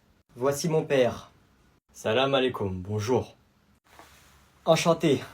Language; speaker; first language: French; native; French